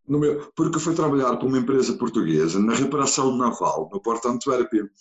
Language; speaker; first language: Portuguese; non-native, fluent; Dutch